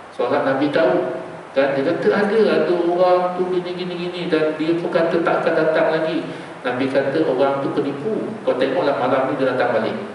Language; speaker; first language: Malay; native; Malay